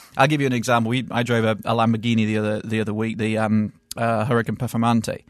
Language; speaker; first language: English; native; English